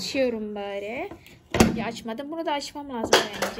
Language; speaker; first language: Turkish; non-native, learner; Indonesian